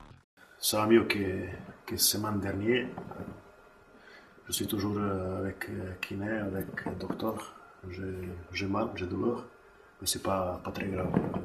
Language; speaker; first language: French; non-native, learner; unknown